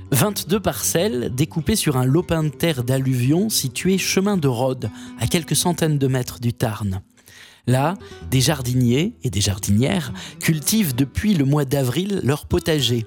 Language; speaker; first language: French; native; French